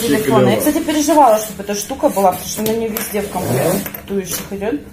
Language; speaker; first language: Russian; native; Russian